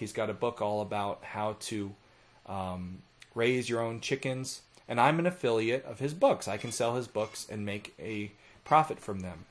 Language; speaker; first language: English; native; English